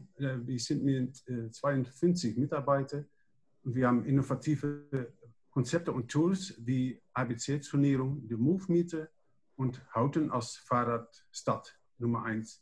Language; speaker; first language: German; non-native, learner; Dutch